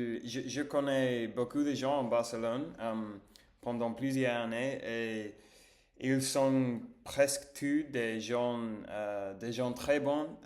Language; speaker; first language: French; non-native, learner; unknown